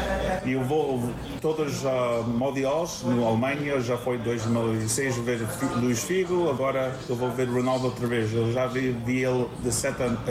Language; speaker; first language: Portuguese; early bilingual, heritage; Portuguese